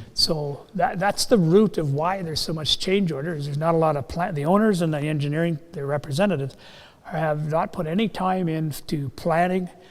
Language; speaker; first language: English; native; English